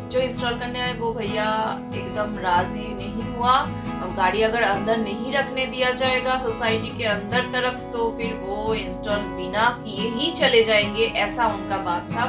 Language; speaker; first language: Hindi; non-native, local second language; Bangla